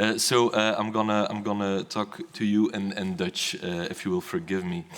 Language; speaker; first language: English; non-native, fluent; Dutch